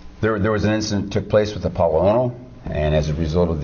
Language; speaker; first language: English; native; English